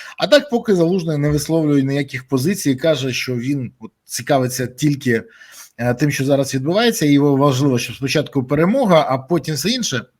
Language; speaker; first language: Ukrainian; native; Ukrainian